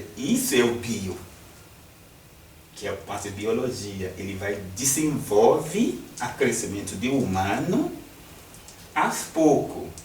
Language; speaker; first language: Portuguese; non-native, fluent; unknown